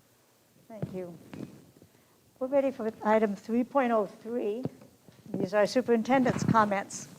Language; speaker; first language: English; native; English